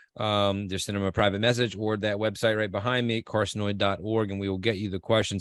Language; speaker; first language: English; native; English